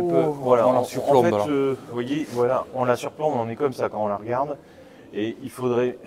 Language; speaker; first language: French; native; French